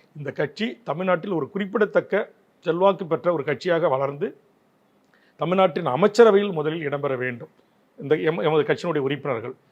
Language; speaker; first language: Tamil; native; Tamil